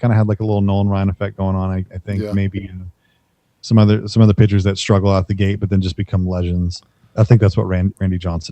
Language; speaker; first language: English; native; English